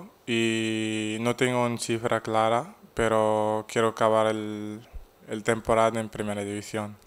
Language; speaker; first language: Spanish; non-native, fluent; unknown